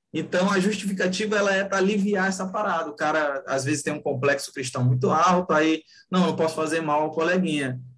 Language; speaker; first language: Portuguese; native; Portuguese